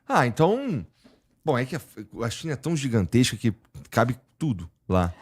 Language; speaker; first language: Portuguese; native; Portuguese